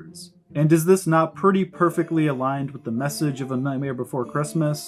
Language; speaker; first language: English; native; English